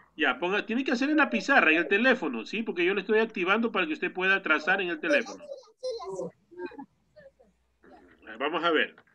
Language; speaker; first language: Spanish; native; Spanish